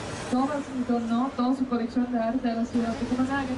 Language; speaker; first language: Spanish; non-native, fluent; Danish